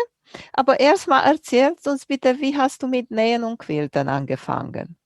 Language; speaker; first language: German; non-native, fluent; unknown